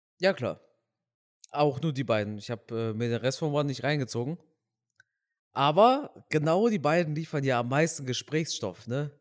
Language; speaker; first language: German; native; German